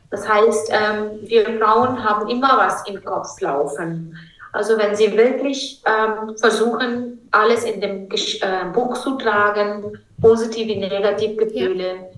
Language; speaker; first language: German; non-native, fluent; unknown